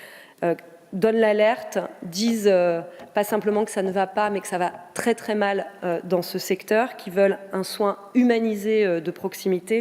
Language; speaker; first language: French; native; French